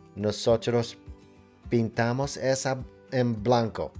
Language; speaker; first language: Spanish; non-native, learner; English